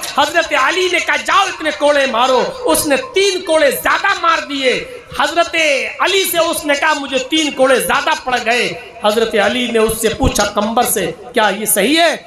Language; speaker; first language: Urdu; native; Urdu